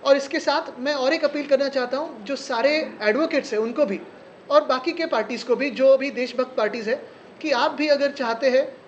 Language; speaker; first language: Hindi; non-native, local second language; Marathi